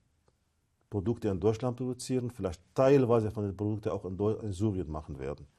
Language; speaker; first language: German; non-native, fluent; Arabic